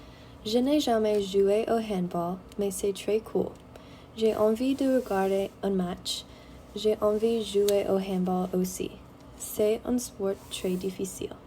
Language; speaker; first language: French; non-native, learner; English